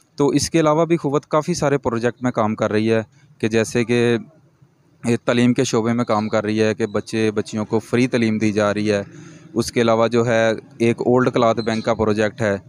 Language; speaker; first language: Urdu; non-native, local second language; Punjabi